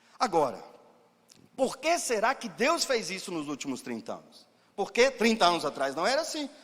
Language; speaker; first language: Portuguese; non-native, fluent; German